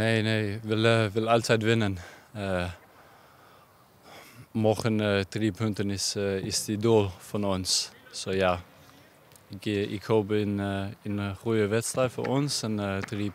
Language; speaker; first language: Dutch; non-native, learner; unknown